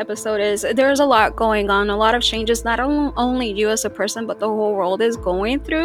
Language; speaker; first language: English; non-native, fluent; Spanish